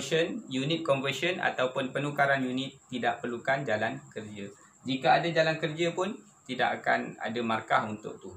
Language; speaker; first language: Malay; native; Malay